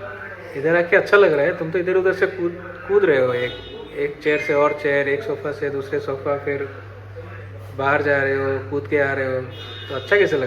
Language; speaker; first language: Hindi; native; Hindi